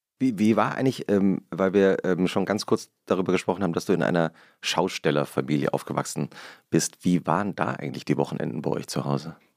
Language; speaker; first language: German; native; German